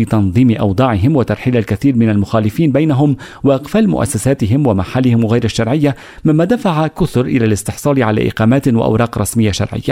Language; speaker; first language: Arabic; native; Arabic